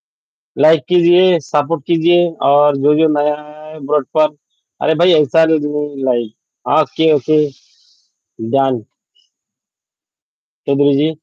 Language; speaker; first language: Hindi; non-native, local second language; Bangla